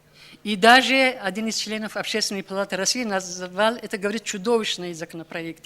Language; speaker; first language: Russian; non-native, local second language; Tajik